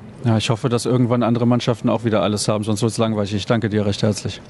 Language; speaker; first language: German; native; German